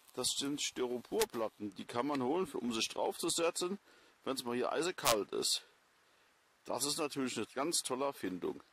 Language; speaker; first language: German; native; German